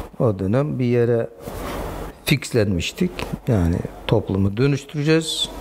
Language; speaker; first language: Turkish; non-native, local second language; Zaza